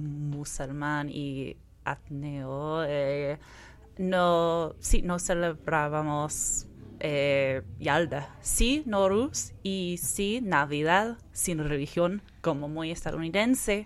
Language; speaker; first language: Spanish; non-native, fluent; English